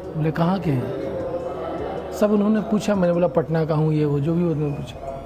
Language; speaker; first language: Hindi; non-native, local second language; Bhojpuri